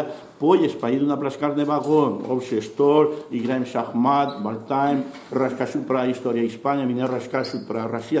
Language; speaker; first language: Russian; non-native, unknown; Spanish